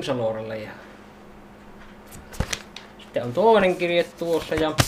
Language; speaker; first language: Finnish; native; Finnish